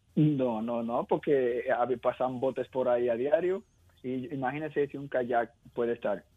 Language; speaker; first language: Spanish; native; Spanish